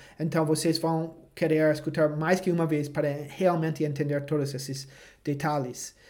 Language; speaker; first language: Portuguese; non-native, fluent; English